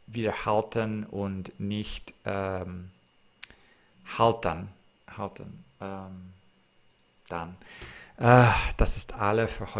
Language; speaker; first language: German; non-native, learner; English